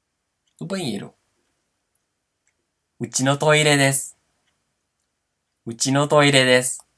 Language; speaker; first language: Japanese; non-native, fluent; Portuguese